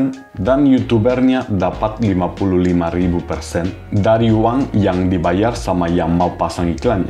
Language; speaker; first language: Indonesian; non-native, fluent; Spanish